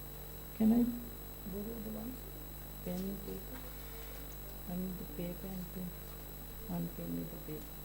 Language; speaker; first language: English; non-native, learner; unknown